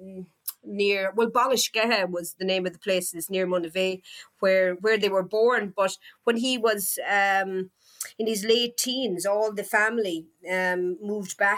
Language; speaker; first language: English; native; English